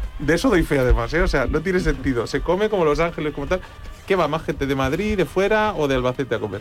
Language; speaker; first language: Spanish; native; Spanish